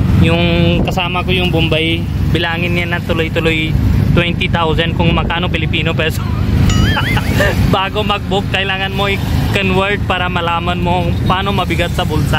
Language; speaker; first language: Filipino; non-native, learner; Punjabi